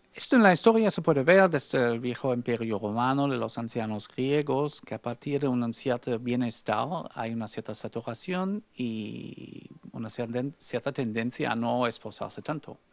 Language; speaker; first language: Spanish; non-native, fluent; German